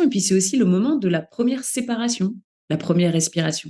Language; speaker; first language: French; native; French